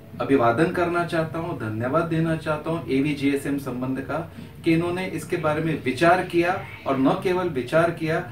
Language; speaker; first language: Hindi; native; Hindi